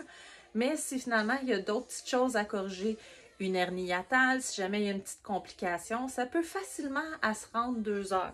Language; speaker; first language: French; native; French